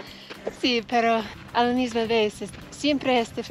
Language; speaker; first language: Spanish; non-native, learner; English